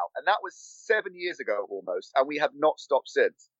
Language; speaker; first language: English; native; English